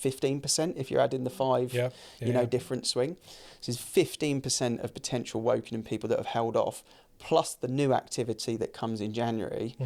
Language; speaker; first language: English; native; English